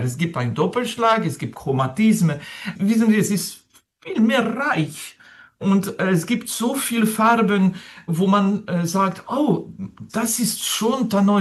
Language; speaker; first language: German; non-native, learner; French